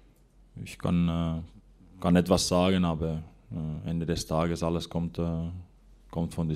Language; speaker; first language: German; non-native, fluent; Finnish